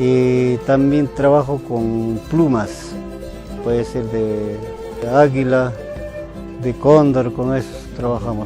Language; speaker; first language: Spanish; non-native, local second language; Quechua